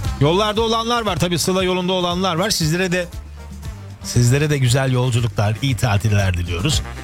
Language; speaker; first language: Turkish; early bilingual, heritage; Turkish